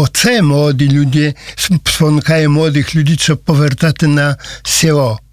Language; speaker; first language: Ukrainian; non-native, learner; Polish